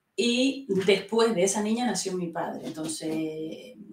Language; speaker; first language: Spanish; native; Spanish